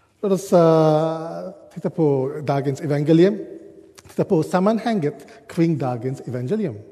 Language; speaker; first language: Swedish; non-native, learner; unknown